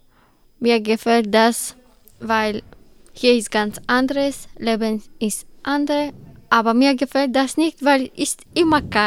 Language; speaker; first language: German; non-native, learner; Bulgarian